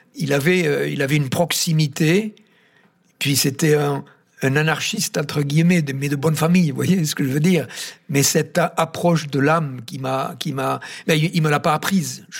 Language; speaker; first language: French; native; French